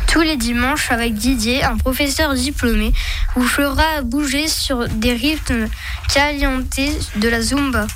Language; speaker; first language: French; native; French